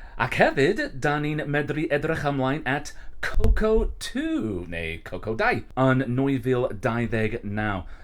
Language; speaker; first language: Welsh; non-native, learner; English